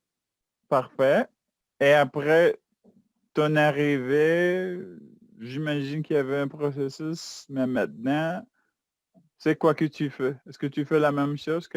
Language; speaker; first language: French; non-native, fluent; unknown